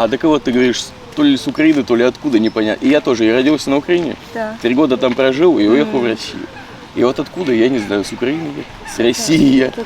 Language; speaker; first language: Russian; native; Russian